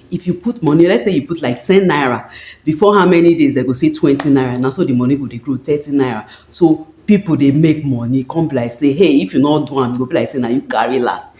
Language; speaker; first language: Nigerian Pidgin; native; Nigerian Pidgin